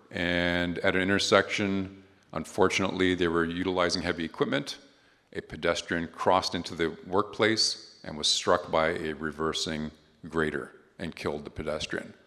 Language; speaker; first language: English; native; English